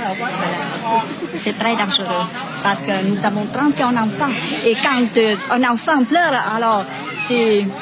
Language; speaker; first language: French; non-native, fluent; Vietnamese